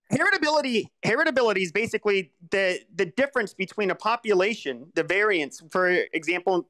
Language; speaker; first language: English; native; English